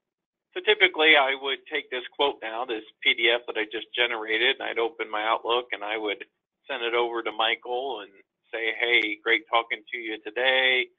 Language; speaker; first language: English; native; English